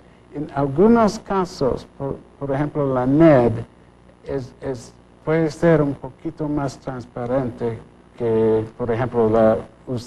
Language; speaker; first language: Spanish; non-native, fluent; English